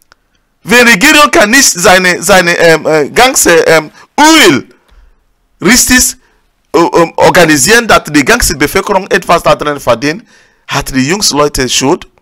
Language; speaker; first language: German; non-native, learner; Igbo